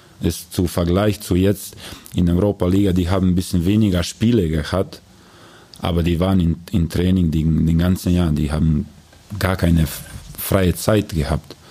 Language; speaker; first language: German; non-native, learner; Croatian